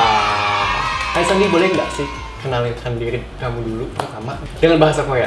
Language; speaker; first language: Indonesian; native; Indonesian